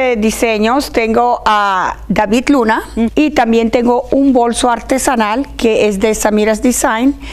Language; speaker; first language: Spanish; native; Spanish